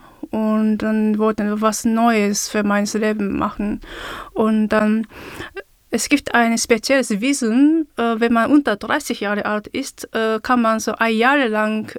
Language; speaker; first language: German; non-native, fluent; Japanese